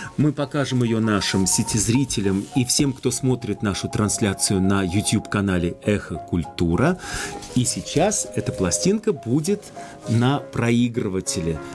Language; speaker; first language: Russian; native; Russian